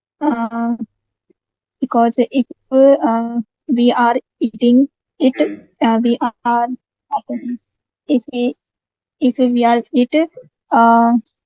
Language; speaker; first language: English; non-native, learner; Hindi